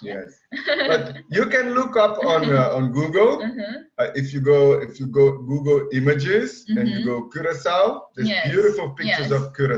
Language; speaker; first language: English; non-native, fluent; Portuguese